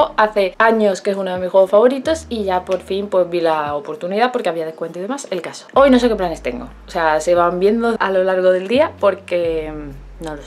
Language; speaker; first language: Spanish; native; Spanish